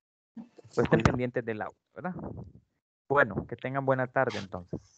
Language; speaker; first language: Spanish; native; Spanish